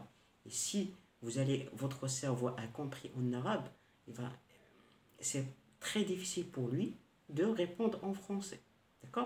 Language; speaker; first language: French; non-native, local second language; Arabic